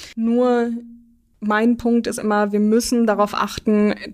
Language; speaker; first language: German; native; German